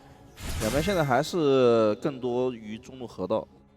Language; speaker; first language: Chinese; native; Chinese